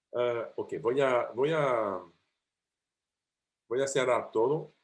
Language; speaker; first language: Spanish; non-native, fluent; French